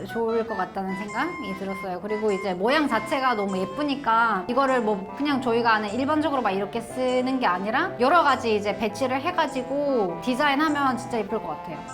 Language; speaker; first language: Korean; non-native, fluent; Kazakh